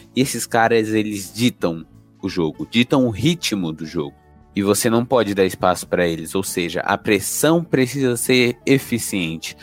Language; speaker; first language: Portuguese; native; Portuguese